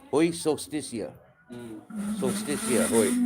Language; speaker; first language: Spanish; non-native, learner; English